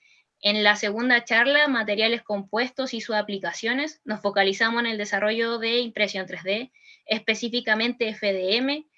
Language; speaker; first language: Spanish; native; Spanish